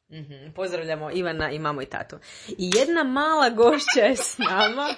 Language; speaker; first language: Serbian; native; Serbian